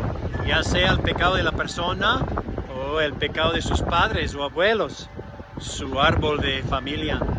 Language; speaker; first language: Spanish; non-native, fluent; English